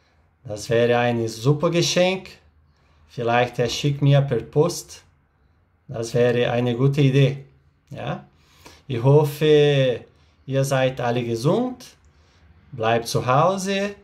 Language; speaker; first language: German; non-native, learner; Portuguese